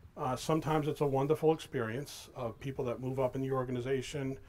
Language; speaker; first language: English; native; English